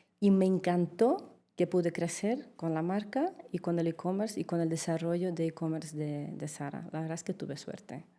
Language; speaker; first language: Spanish; early bilingual, heritage; Russian